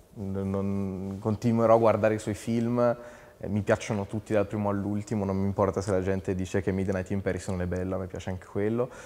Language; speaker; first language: Italian; native; Italian